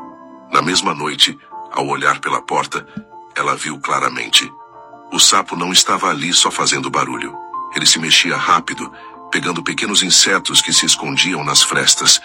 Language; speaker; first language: Portuguese; native; Portuguese